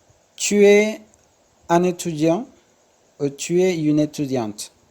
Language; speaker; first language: French; non-native, fluent; Spanish